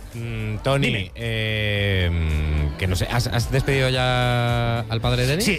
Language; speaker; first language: Spanish; native; Spanish